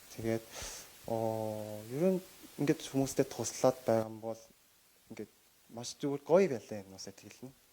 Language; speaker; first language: Mongolian; non-native, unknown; Korean